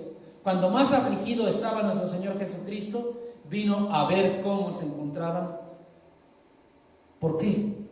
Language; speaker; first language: Spanish; native; Spanish